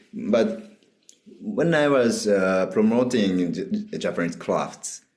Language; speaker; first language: English; non-native, learner; Japanese